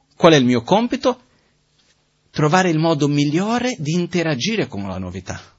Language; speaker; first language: Italian; non-native, fluent; Portuguese